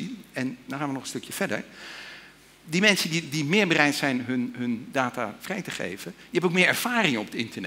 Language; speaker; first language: Dutch; native; Dutch